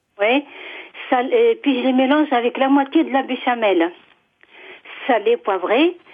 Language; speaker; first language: French; non-native, local second language; Arabic